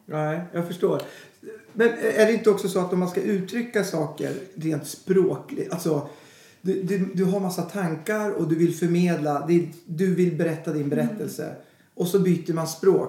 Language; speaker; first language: Swedish; native; Swedish